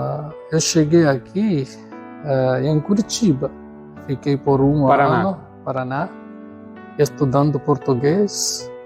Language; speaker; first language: Portuguese; non-native, fluent; Tamil